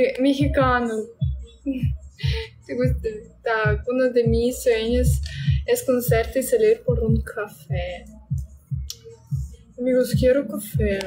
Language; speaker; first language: Spanish; non-native, learner; Russian